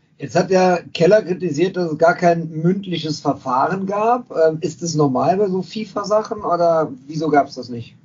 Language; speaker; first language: German; native; German